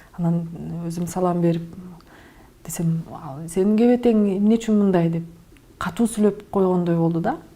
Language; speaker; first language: Kyrgyz; native; Kyrgyz